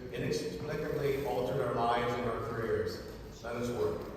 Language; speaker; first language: English; native; English